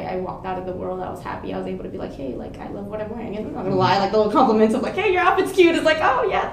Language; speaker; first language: English; native; English